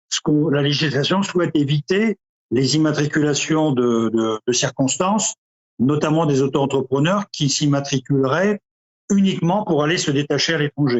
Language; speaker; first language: French; native; French